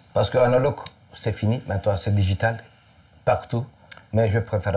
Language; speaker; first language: French; non-native, fluent; Turkish